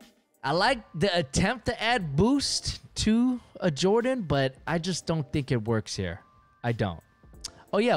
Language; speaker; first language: English; native; English